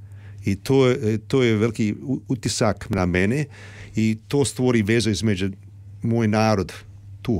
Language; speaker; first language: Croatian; early bilingual, heritage; Serbian